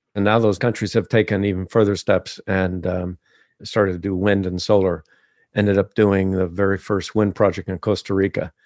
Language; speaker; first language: English; native; English